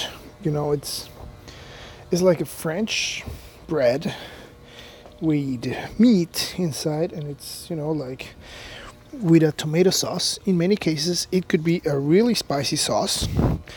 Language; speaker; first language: English; non-native, fluent; Spanish